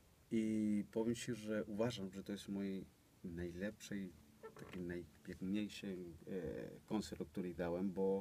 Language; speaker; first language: Polish; non-native, learner; Spanish